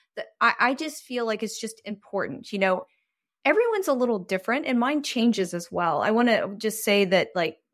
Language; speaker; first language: English; native; English